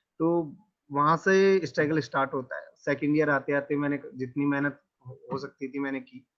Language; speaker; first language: Hindi; native; Hindi